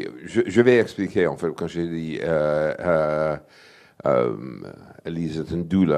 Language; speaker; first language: French; non-native, fluent; English